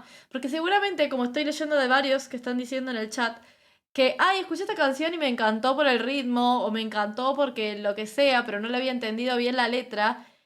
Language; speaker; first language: Spanish; native; Spanish